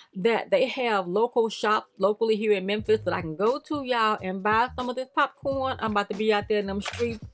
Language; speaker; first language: English; native; English